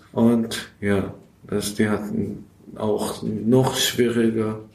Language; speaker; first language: German; non-native, fluent; Persian